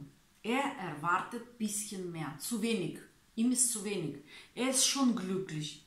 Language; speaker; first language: German; non-native, learner; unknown